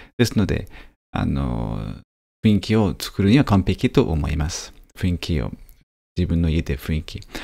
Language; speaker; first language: Japanese; non-native, fluent; French